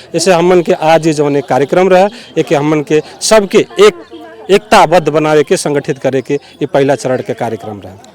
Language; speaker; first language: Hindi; non-native, local second language; Bhojpuri